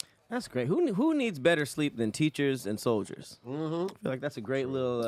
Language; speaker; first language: English; native; English